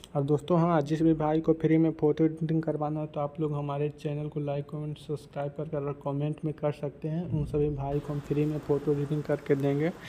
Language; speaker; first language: Hindi; native; Hindi